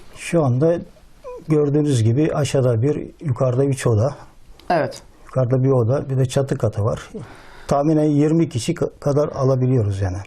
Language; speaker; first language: Turkish; native; Turkish